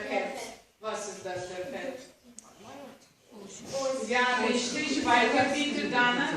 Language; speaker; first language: German; non-native, fluent; Russian